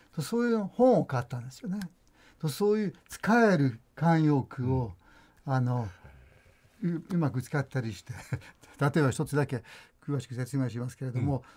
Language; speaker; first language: Japanese; non-native, fluent; Hungarian